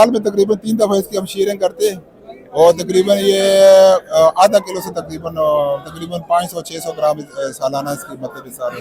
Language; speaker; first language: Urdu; non-native, local second language; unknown